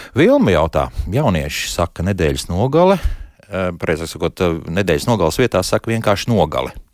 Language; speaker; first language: Latvian; native; Latvian